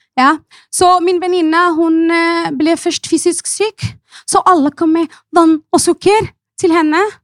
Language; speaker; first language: Norwegian; non-native, fluent; Arabic